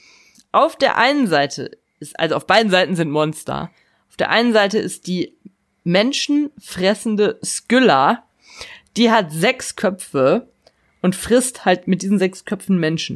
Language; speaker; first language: German; native; German